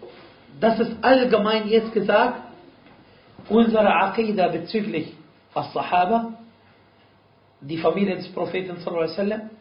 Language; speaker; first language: German; non-native, fluent; Arabic